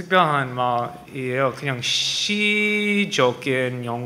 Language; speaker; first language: Korean; non-native, learner; English